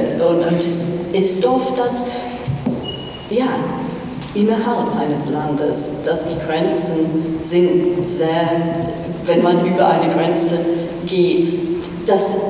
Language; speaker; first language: German; non-native, fluent; English